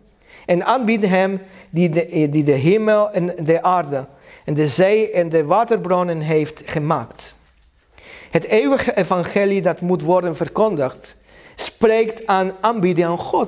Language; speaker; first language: Dutch; non-native, learner; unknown